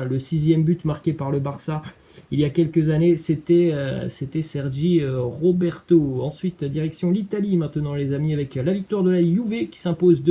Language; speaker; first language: French; native; French